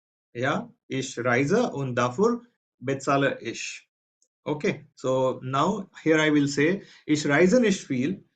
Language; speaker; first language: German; non-native, fluent; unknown